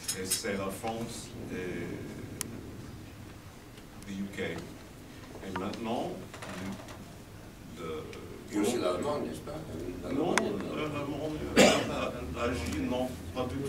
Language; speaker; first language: French; non-native, fluent; English